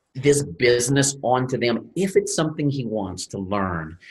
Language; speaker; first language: English; native; English